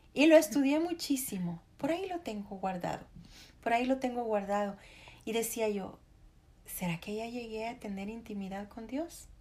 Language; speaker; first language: Spanish; native; Spanish